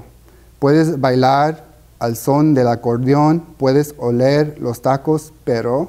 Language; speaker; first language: Spanish; early bilingual, heritage; Spanish